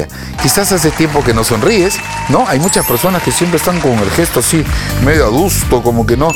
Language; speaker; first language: Spanish; native; Spanish